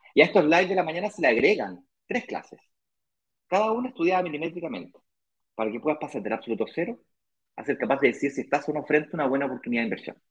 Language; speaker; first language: Spanish; native; Spanish